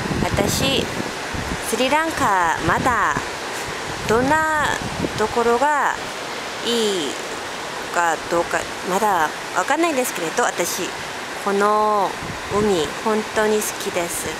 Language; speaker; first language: Japanese; non-native, learner; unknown